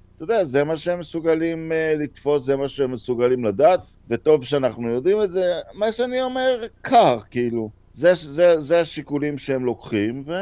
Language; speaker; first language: Hebrew; native; Hebrew